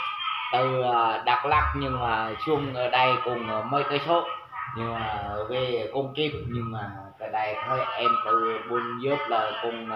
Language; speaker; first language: Vietnamese; non-native, local second language; Jarai